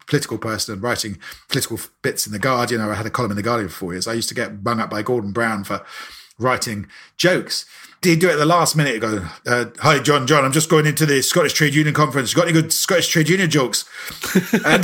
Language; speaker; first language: English; native; English